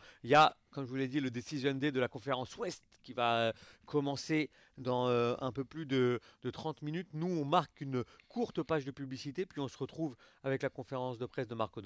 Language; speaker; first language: French; native; French